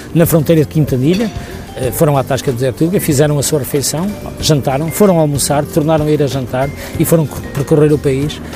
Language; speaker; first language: Portuguese; native; Portuguese